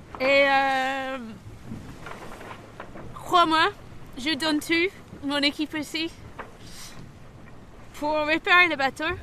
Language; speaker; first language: French; non-native, fluent; English